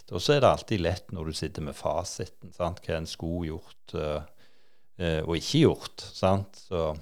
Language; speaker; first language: Norwegian; native; Norwegian